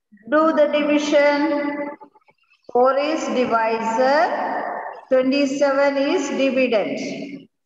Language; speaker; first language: English; non-native, local second language; Malayalam